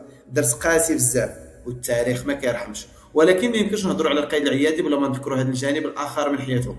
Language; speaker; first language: Arabic; native; Arabic